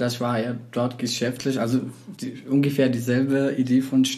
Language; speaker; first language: German; non-native, fluent; Arabic